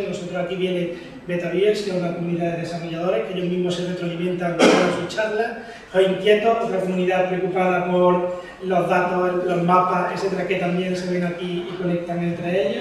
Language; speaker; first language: Spanish; native; Spanish